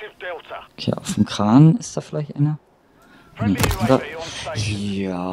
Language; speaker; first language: German; native; German